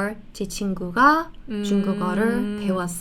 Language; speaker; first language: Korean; non-native, fluent; English